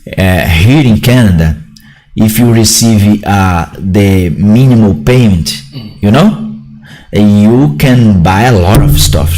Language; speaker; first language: English; non-native, learner; Portuguese